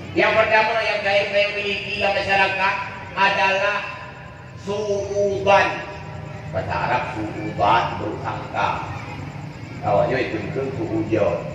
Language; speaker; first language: Malay; non-native, local second language; Achinese